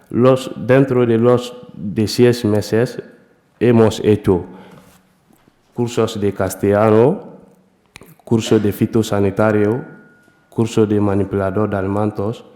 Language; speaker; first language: Spanish; non-native, learner; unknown